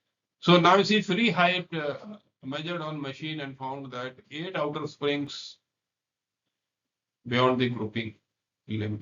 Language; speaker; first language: English; non-native, local second language; Hindi